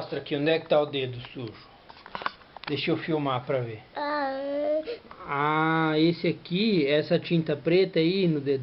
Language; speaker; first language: Portuguese; native; Portuguese